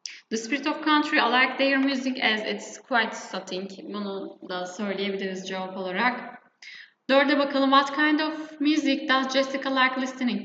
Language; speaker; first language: English; non-native, fluent; Turkish